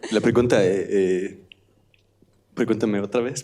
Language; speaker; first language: Spanish; non-native, learner; Danish